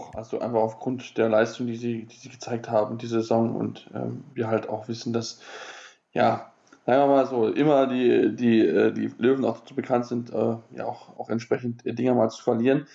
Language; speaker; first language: German; native; German